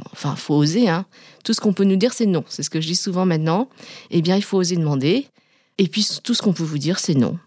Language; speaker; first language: French; early bilingual, other home language; Vietnamese